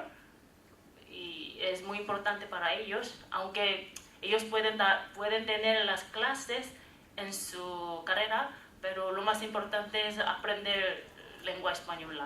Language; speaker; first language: Spanish; non-native, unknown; Korean